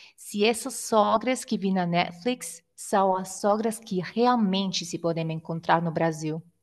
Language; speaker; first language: Portuguese; non-native, fluent; Italian